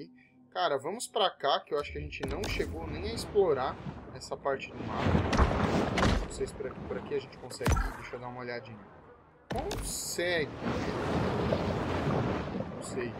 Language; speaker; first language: Portuguese; native; Portuguese